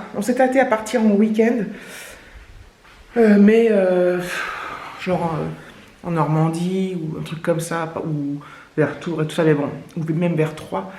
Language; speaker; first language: French; native; French